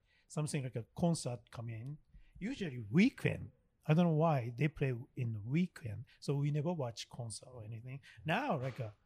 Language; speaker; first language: English; non-native, learner; Japanese